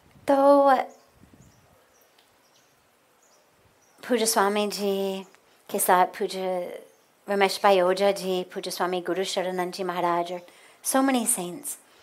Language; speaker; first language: Hindi; non-native, learner; English